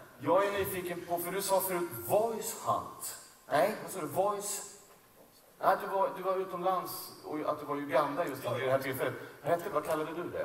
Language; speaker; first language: Swedish; native; Swedish